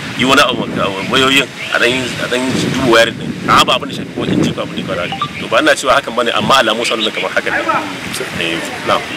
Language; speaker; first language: Hausa; native; Hausa